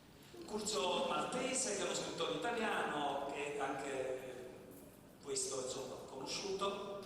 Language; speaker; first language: Italian; native; Italian